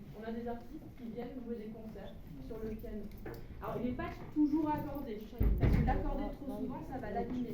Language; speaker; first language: French; native; French